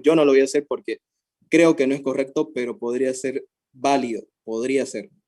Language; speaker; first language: Spanish; native; Spanish